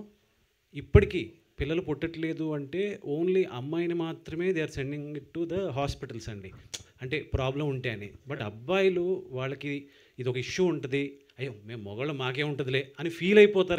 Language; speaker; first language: Telugu; native; Telugu